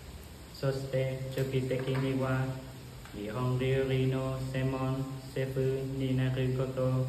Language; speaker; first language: Japanese; non-native, learner; Vietnamese